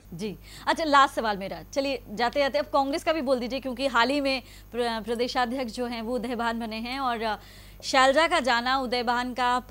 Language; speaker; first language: Hindi; native; Hindi